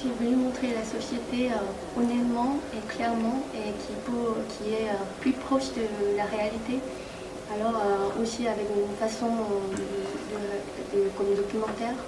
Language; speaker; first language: French; non-native, fluent; Korean